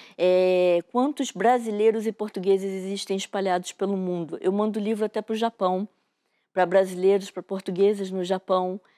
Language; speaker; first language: Portuguese; native; Portuguese